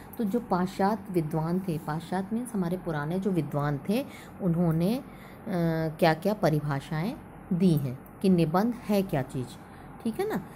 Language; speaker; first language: Hindi; native; Hindi